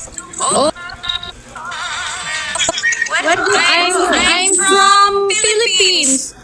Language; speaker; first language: English; non-native, learner; Filipino